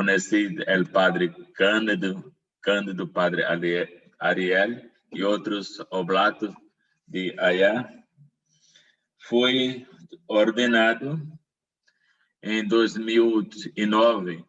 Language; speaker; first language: Portuguese; non-native, learner; Spanish